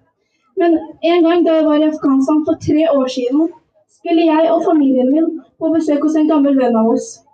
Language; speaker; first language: Norwegian; early bilingual, other home language; Persian